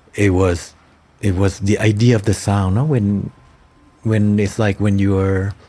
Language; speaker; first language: English; non-native, fluent; Thai